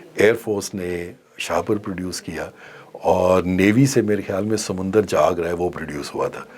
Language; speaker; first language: Urdu; non-native, local second language; Punjabi